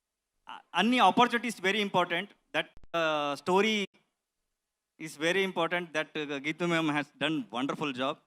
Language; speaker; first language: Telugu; non-native, learner; Kannada